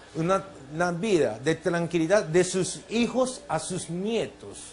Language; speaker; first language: Spanish; non-native, fluent; Japanese